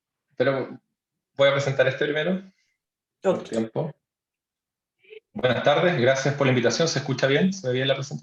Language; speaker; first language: Spanish; native; Spanish